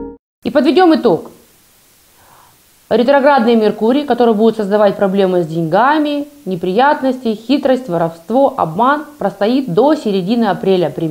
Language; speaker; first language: Russian; native; Russian